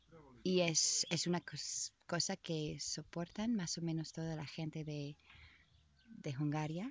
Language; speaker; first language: Spanish; non-native, learner; English